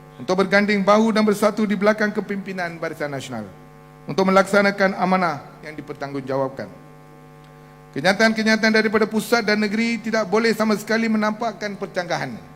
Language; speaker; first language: Malay; non-native, local second language; Tamil